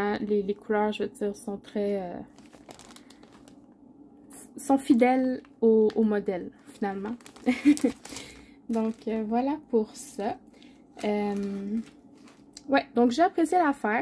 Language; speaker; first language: French; native; French